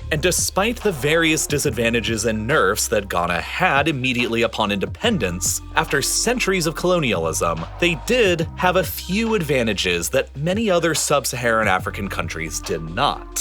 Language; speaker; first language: English; native; English